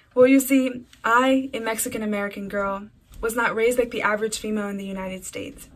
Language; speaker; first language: English; early bilingual, other home language; Spanish